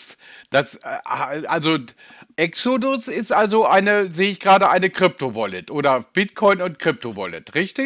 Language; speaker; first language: German; native; German